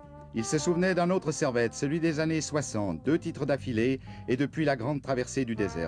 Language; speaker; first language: French; native; French